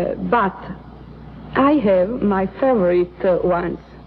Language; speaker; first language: English; non-native, learner; Italian